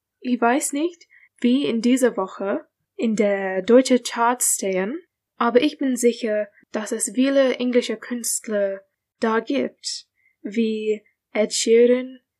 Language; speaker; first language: German; non-native, learner; English